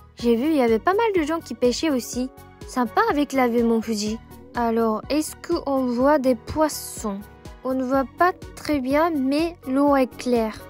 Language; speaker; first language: French; non-native, fluent; Japanese